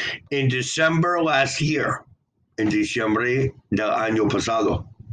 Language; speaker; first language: Spanish; non-native, learner; English